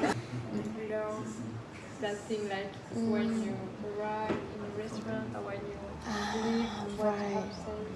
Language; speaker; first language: English; non-native, learner; Korean